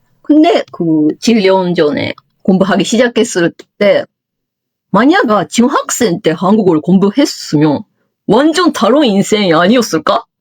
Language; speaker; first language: Korean; non-native, fluent; Japanese